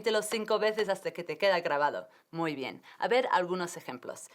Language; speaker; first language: Spanish; non-native, fluent; English